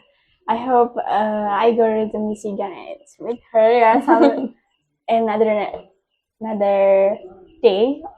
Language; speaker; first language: English; non-native, local second language; Indonesian